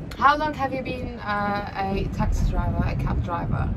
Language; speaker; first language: English; non-native, fluent; Turkish